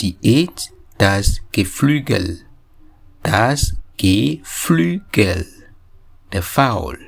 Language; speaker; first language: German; non-native, fluent; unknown